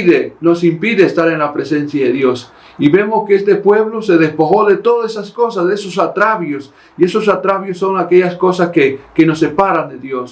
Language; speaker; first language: Spanish; native; Spanish